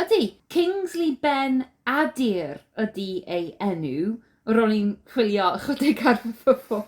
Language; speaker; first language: Welsh; non-native, learner; English